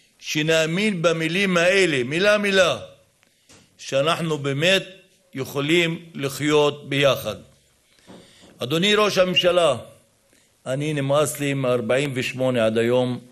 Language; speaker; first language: Hebrew; non-native, local second language; Arabic